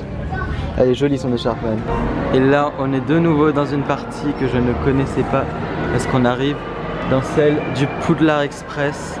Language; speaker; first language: French; native; French